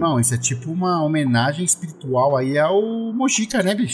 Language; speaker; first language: Portuguese; native; Portuguese